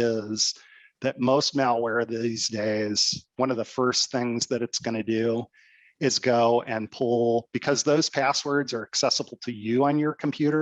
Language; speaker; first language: English; native; English